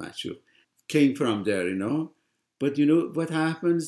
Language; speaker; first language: English; non-native, fluent; Persian